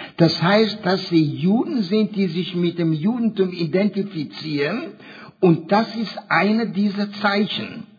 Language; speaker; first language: German; early bilingual, heritage; German